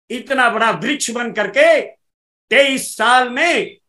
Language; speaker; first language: Hindi; native; Hindi